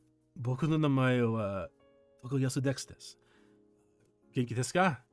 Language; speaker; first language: Japanese; non-native, learner; English